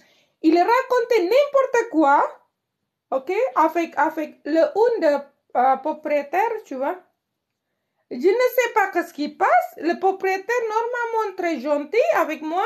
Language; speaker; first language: French; non-native, learner; Indonesian